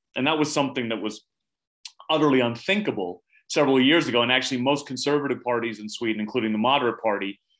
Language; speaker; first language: English; native; English